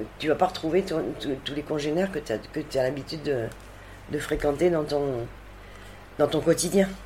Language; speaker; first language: French; native; French